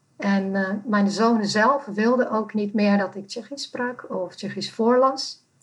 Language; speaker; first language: Dutch; non-native, fluent; Czech